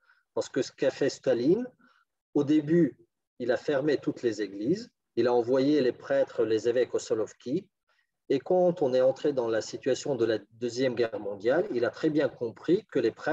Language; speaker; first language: French; non-native, fluent; Ukrainian